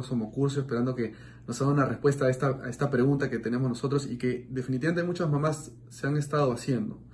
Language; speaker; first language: Spanish; native; Spanish